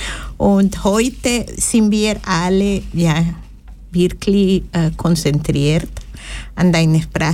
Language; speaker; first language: German; non-native, learner; Spanish